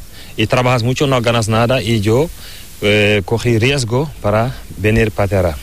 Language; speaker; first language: Spanish; non-native, learner; Fula